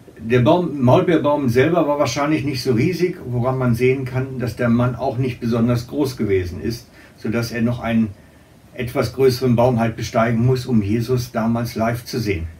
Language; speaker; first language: German; native; German